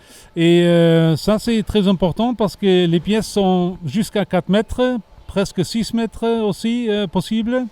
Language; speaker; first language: French; non-native, fluent; German